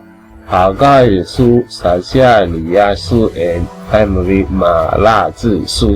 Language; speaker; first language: Chinese; non-native, learner; English